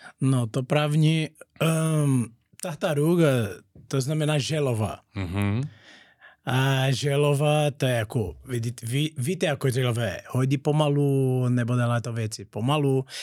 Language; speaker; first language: Czech; non-native, learner; Portuguese